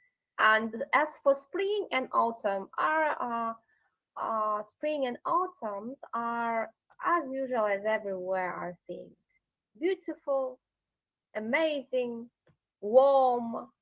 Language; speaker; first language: English; non-native, learner; Yakut